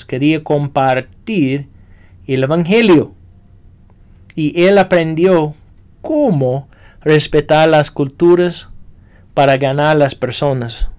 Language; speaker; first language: Spanish; non-native, fluent; English